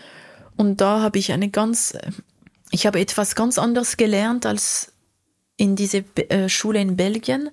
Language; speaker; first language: German; non-native, local second language; French